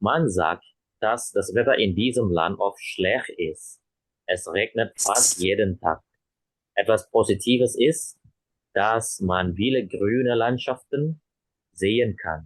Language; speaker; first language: German; non-native, fluent; Indonesian